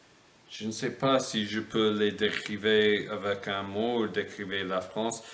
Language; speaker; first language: French; non-native, fluent; English